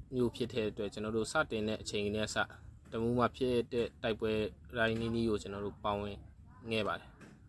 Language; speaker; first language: Burmese; native; Burmese